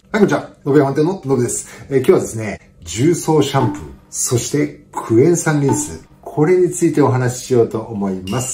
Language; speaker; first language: Japanese; native; Japanese